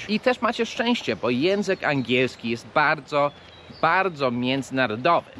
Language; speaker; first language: Polish; early bilingual, heritage; English